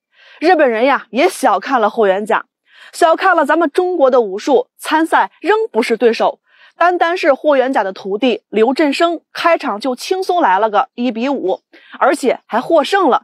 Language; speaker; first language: Chinese; native; Chinese